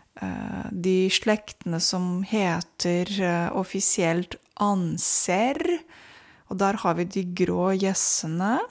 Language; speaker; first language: Norwegian; non-native, fluent; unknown